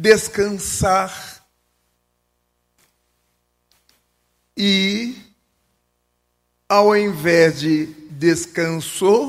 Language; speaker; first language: Portuguese; native; Portuguese